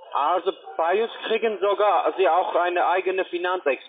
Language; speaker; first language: German; non-native, learner; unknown